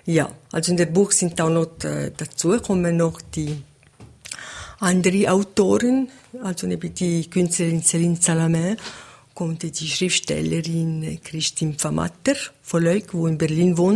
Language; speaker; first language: German; non-native, local second language; Italian